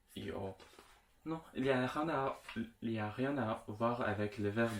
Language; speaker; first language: French; non-native, fluent; Chinese